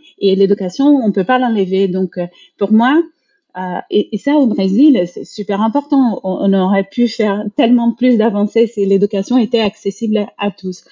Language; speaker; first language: French; non-native, fluent; Portuguese